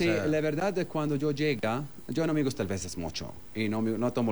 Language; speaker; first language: Spanish; non-native, learner; Arabic